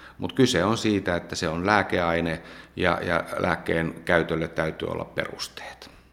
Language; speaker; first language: Finnish; native; Finnish